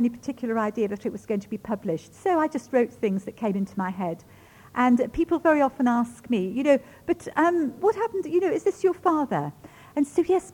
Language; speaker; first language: English; non-native, local second language; Ukrainian